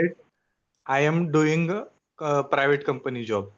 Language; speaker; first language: English; non-native, learner; Hindi